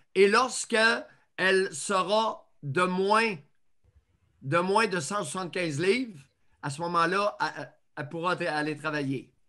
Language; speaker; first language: French; native; French